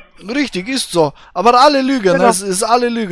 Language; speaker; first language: German; native; German